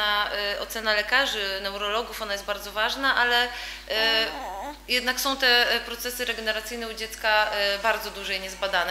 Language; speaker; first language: Polish; native; Polish